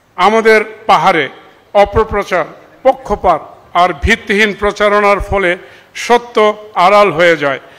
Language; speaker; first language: Bangla; non-native, local second language; Marma